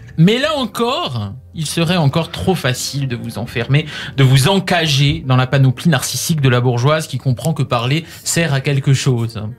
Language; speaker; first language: French; native; French